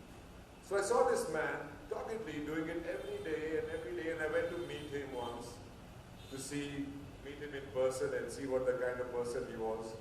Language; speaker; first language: English; non-native, local second language; Hindi